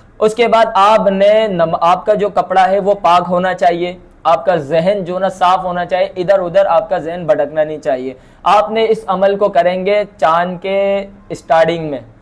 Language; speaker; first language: Urdu; non-native, local second language; Bangla